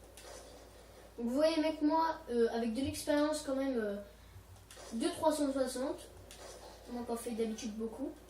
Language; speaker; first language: French; native; French